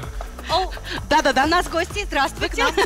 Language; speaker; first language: Russian; native; Russian